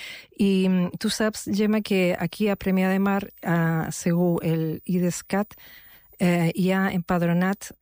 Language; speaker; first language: Catalan; non-native, local second language; Spanish